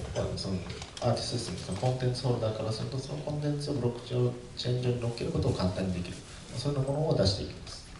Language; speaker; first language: Japanese; native; Japanese